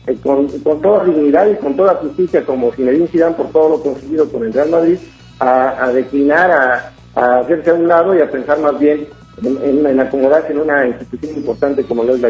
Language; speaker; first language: Spanish; native; Spanish